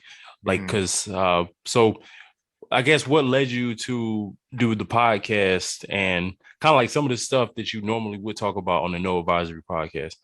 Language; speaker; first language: English; native; English